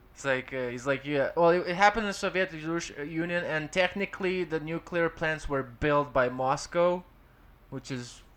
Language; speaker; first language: English; non-native, fluent; Ukrainian